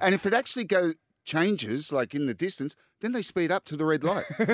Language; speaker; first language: English; native; English